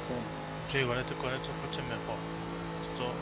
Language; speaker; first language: Spanish; native; Spanish